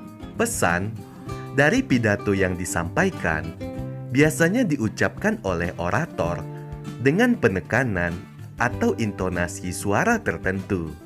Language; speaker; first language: Indonesian; native; Indonesian